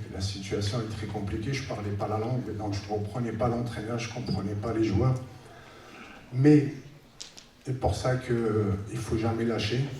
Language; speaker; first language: French; early bilingual, other home language; Tachelhit